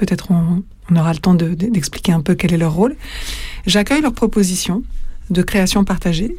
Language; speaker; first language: French; native; French